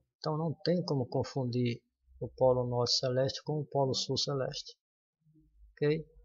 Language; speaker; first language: Portuguese; native; Portuguese